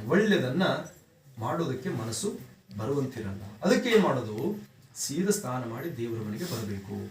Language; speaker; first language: Kannada; native; Kannada